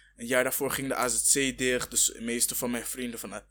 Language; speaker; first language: Dutch; early bilingual, other home language; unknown